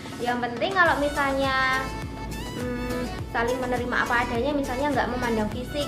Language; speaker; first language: Indonesian; native; Indonesian